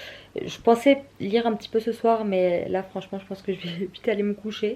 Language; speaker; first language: French; native; French